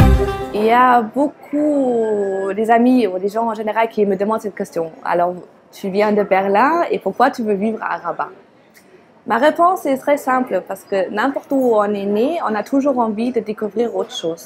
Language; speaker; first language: French; non-native, fluent; German